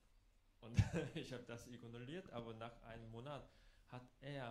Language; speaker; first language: German; non-native, fluent; Korean